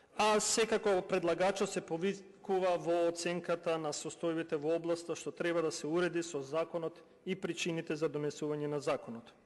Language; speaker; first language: Macedonian; non-native, local second language; Albanian